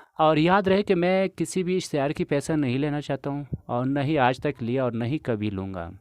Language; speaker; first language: Urdu; non-native, local second language; Pashto